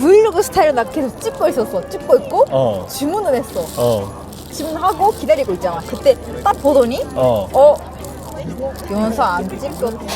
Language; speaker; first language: Korean; non-native, learner; Japanese